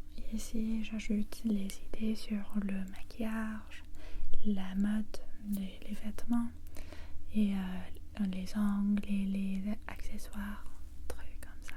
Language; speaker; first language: French; non-native, fluent; English